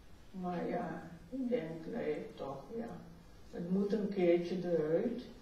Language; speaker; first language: Dutch; non-native, local second language; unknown